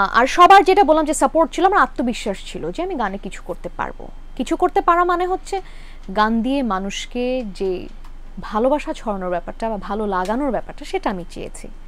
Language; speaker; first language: Bangla; early bilingual, heritage; Bangla